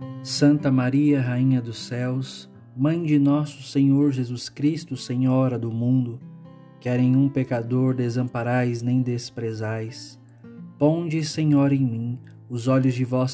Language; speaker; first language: Portuguese; native; Portuguese